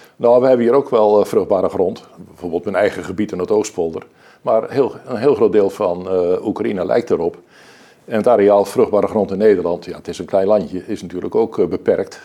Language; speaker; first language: Dutch; native; Dutch